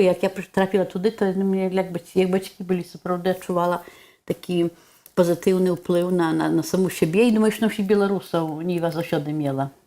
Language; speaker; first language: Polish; non-native, local second language; Belarusian